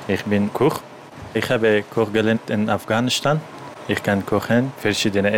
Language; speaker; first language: German; non-native, learner; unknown